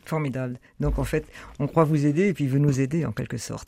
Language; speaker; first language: French; native; French